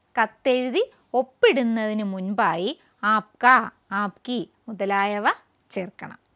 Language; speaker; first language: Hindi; non-native, local second language; Malayalam